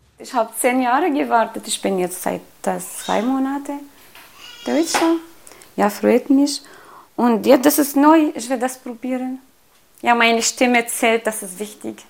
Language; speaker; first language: German; non-native, learner; Arabic